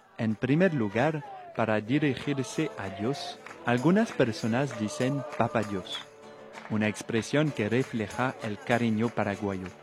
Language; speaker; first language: Spanish; non-native, fluent; French